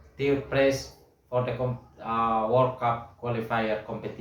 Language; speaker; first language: English; non-native, learner; Indonesian